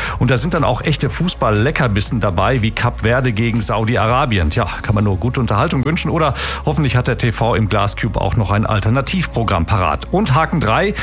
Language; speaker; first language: German; native; German